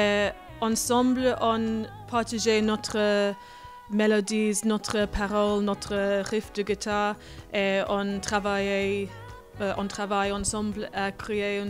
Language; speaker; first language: French; non-native, learner; English